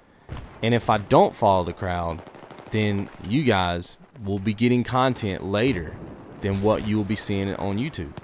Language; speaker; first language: English; native; English